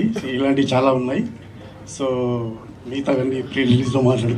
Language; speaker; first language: Telugu; native; Telugu